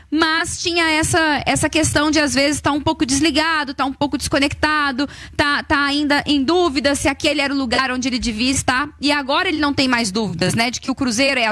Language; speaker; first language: Portuguese; native; Portuguese